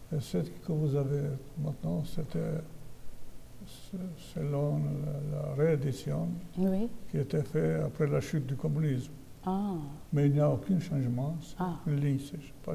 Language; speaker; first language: French; non-native, fluent; Albanian